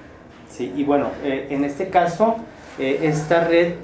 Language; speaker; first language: Spanish; native; Spanish